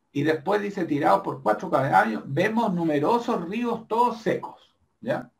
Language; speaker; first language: Spanish; native; Spanish